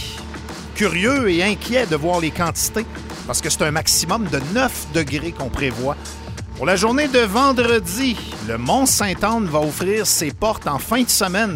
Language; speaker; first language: French; native; French